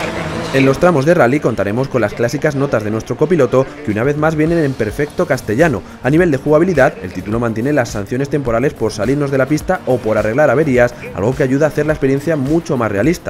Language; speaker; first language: Spanish; native; Spanish